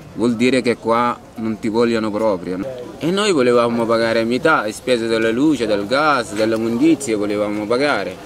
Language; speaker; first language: Italian; non-native, fluent; Arabic